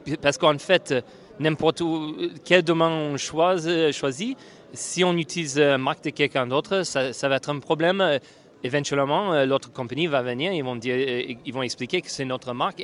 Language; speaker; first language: French; non-native, fluent; English